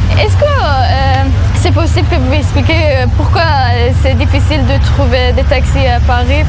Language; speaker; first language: French; non-native, learner; Persian